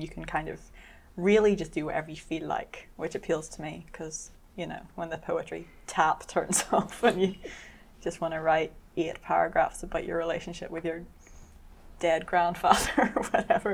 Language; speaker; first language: English; native; English